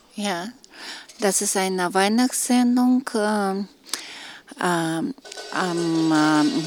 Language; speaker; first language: German; non-native, fluent; Russian